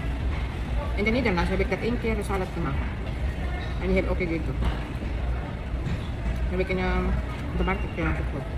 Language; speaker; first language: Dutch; non-native, learner; Filipino